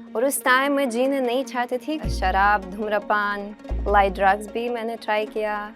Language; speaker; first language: Hindi; non-native, fluent; Russian